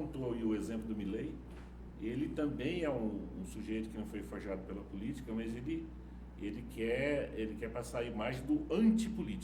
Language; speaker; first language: Portuguese; native; Portuguese